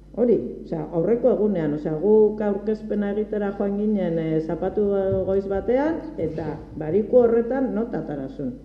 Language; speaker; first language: Basque; native; Basque